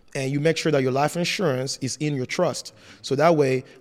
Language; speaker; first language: English; non-native, fluent; French